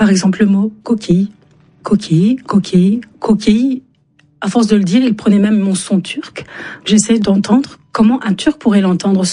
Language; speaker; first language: French; non-native, local second language; Turkish